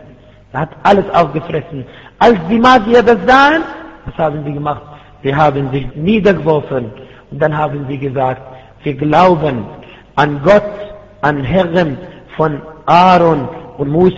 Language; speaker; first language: German; non-native, fluent; Arabic